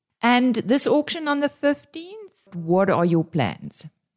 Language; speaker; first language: English; non-native, local second language; Afrikaans